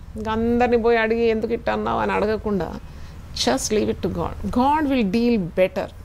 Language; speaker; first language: Telugu; non-native, fluent; Malayalam